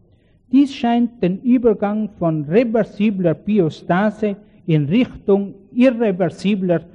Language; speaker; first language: German; native; German